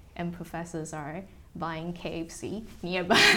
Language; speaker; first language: English; non-native, fluent; Chinese